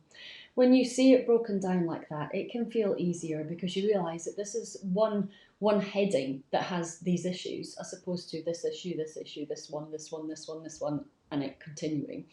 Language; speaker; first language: English; native; English